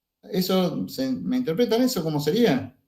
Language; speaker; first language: Spanish; native; Spanish